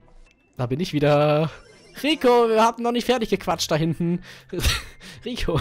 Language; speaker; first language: German; native; German